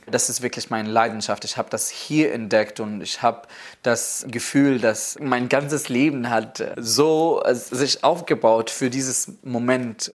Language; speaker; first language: German; non-native, fluent; Arabic